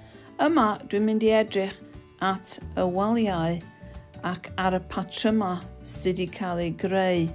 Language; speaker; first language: Welsh; non-native, local second language; English